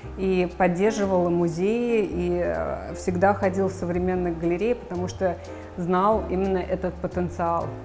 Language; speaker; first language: Russian; native; Russian